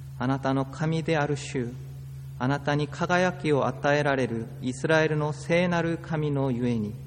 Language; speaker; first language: Japanese; non-native, fluent; Korean